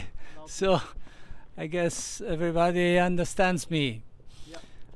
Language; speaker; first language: English; non-native, fluent; Italian